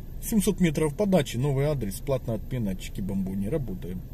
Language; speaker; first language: Russian; native; Russian